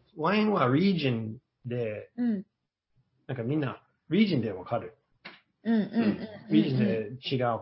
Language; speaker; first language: Japanese; non-native, learner; English